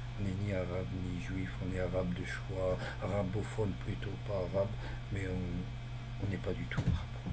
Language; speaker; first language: French; non-native, local second language; Arabic